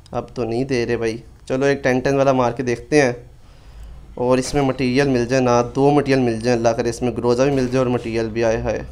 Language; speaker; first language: Hindi; native; Hindi